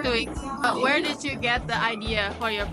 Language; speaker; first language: English; non-native, fluent; Indonesian